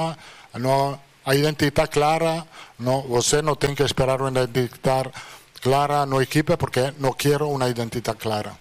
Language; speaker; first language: Portuguese; non-native, fluent; Italian